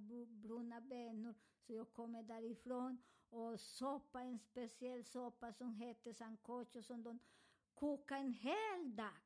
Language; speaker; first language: Swedish; non-native, learner; Spanish